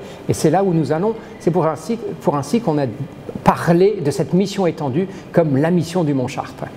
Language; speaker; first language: French; native; French